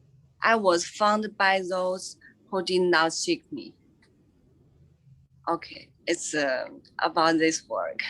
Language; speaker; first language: English; non-native, fluent; Chinese